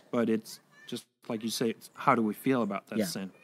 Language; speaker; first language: English; non-native, fluent; Danish